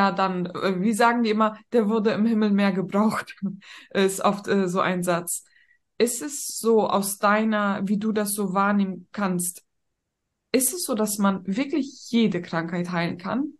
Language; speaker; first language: German; native; German